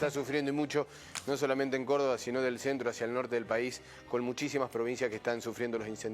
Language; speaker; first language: Spanish; native; Spanish